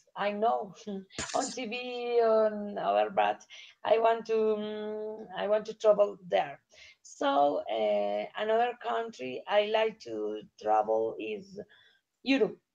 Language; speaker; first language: English; non-native, learner; Spanish